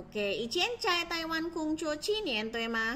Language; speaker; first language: Chinese; non-native, learner; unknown